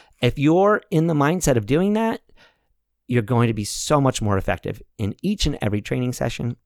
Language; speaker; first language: English; native; English